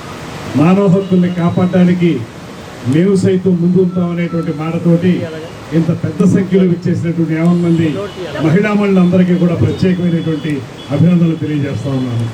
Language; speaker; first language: Telugu; native; Telugu